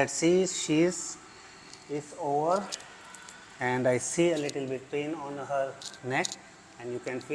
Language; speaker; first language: English; non-native, learner; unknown